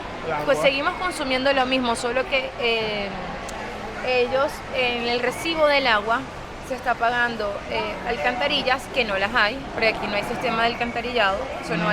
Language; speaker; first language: Spanish; native; Spanish